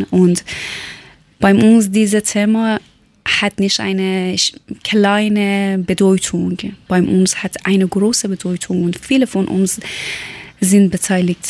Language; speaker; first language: German; non-native, learner; Persian